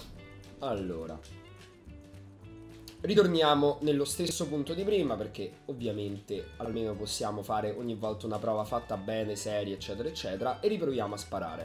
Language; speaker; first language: Italian; native; Italian